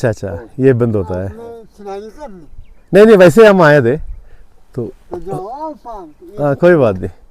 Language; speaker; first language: Hindi; non-native, local second language; Malayalam